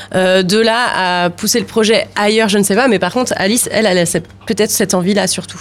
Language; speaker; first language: French; native; French